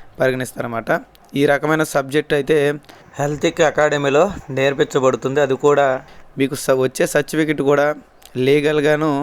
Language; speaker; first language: Telugu; native; Telugu